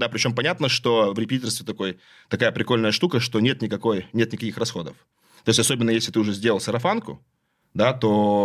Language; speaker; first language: Russian; native; Russian